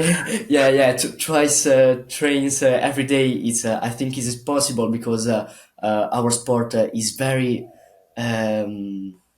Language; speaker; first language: English; non-native, learner; Italian